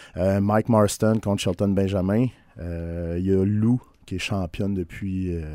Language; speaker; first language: French; native; French